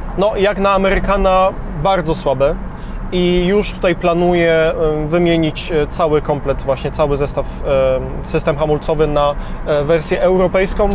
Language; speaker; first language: Polish; early bilingual, heritage; Polish